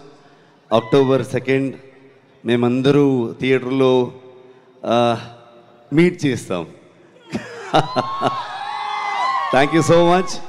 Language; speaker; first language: Telugu; non-native, learner; Kannada